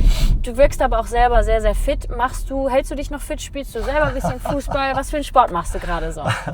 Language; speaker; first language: German; native; German